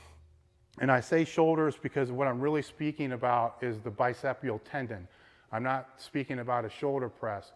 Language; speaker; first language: English; native; English